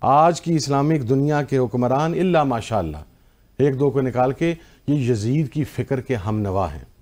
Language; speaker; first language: Urdu; non-native, local second language; Punjabi